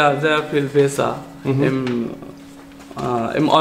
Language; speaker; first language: German; non-native, learner; Bangla